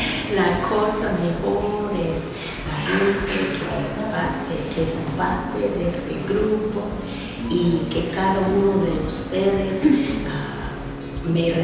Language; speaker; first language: Spanish; non-native, learner; English